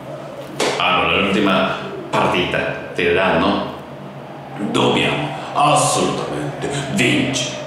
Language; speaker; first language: Italian; non-native, fluent; Japanese